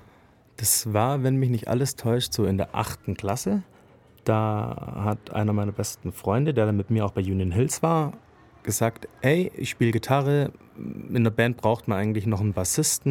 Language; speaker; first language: German; native; German